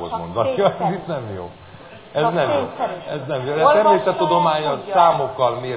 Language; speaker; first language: Hungarian; native; Hungarian